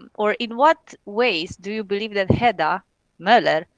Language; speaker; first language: English; non-native, fluent; Romanian